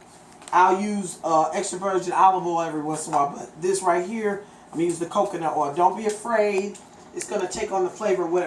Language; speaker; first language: English; native; English